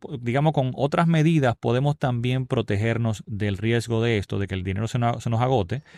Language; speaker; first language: Spanish; native; Spanish